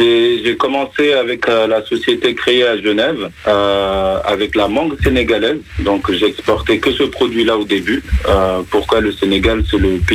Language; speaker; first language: French; non-native, local second language; Wolof